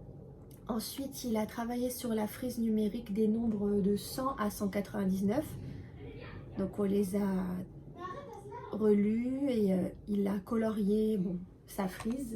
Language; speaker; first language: French; native; French